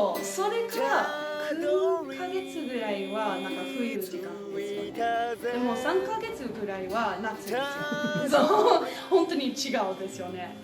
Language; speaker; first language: Japanese; non-native, learner; English